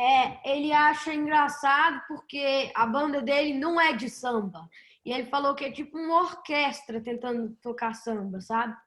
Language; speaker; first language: Portuguese; early bilingual, heritage; Portuguese